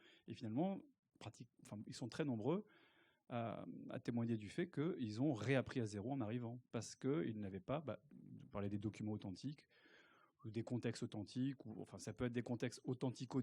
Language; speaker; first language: French; native; French